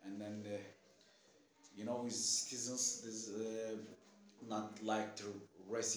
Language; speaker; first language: English; non-native, learner; Turkish